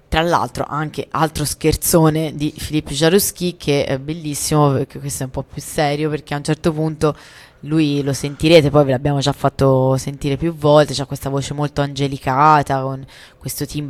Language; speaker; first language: Italian; native; Italian